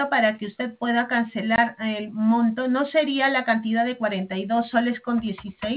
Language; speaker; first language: Spanish; native; Spanish